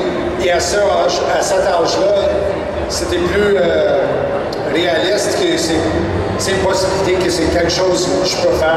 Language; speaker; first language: French; non-native, local second language; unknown